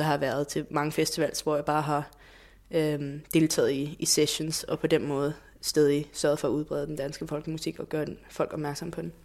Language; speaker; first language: Danish; native; Danish